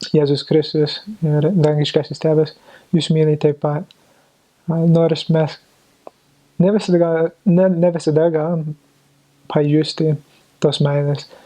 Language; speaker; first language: Lithuanian; non-native, fluent; English